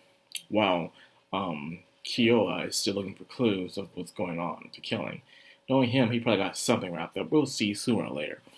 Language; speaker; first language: English; native; English